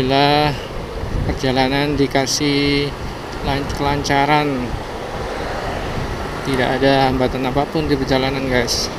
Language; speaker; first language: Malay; non-native, local second language; Javanese